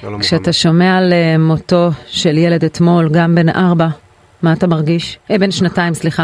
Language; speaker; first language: Hebrew; native; Hebrew